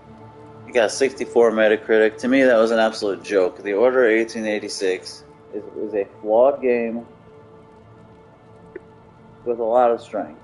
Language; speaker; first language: English; native; English